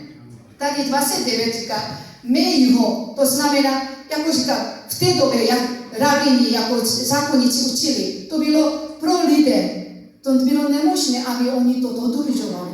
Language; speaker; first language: Czech; non-native, learner; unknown